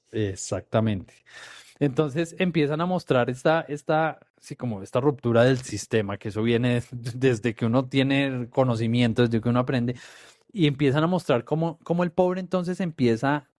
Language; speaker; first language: Spanish; native; Spanish